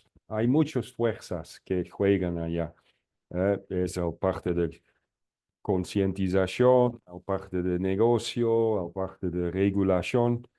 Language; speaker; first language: Spanish; non-native, fluent; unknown